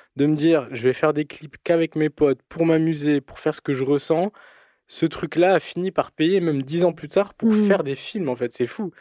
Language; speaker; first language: French; native; French